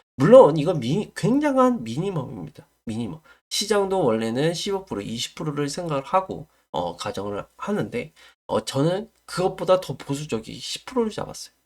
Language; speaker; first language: Korean; native; Korean